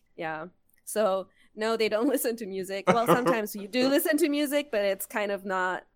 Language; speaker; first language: English; non-native, fluent; German